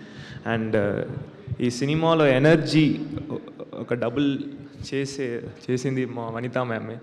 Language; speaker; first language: Telugu; non-native, learner; Tamil